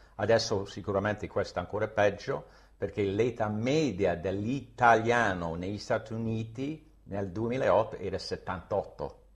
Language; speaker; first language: Italian; non-native, fluent; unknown